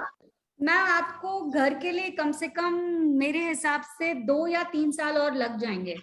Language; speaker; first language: Hindi; native; Hindi